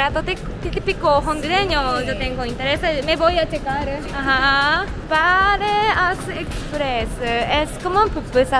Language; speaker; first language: Spanish; non-native, learner; Japanese